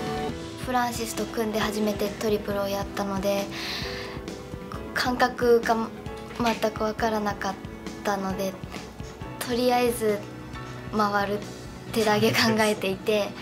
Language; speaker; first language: Japanese; native; Japanese